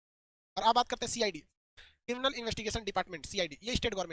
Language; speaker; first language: Hindi; native; Hindi